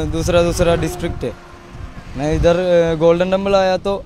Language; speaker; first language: Hindi; non-native, local second language; Malayalam